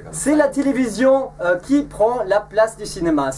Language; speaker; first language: French; native; French